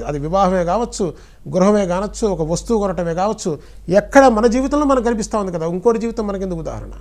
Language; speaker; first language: Telugu; native; Telugu